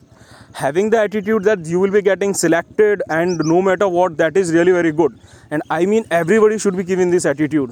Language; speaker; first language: English; non-native, local second language; Hindi